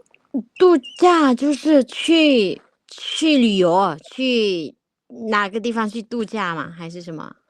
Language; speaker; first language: Chinese; non-native, fluent; Lao